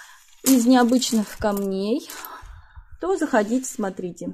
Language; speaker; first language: Russian; native; Russian